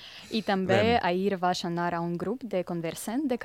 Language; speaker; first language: Catalan; non-native, learner; Russian